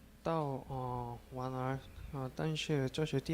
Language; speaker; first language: Chinese; non-native, learner; Korean